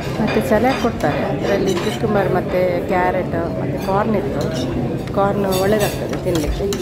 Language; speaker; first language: Kannada; non-native, local second language; Tulu